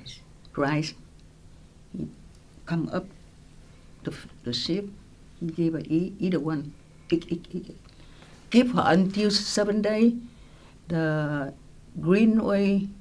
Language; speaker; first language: English; non-native, local second language; Vietnamese